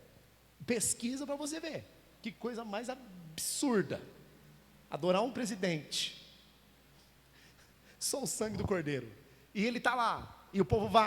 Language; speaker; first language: Portuguese; native; Portuguese